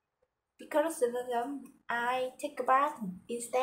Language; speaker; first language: English; non-native, learner; Vietnamese